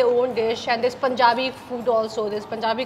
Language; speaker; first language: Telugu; non-native, learner; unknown